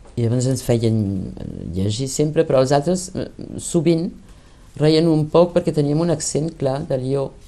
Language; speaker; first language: Catalan; early bilingual, heritage; Catalan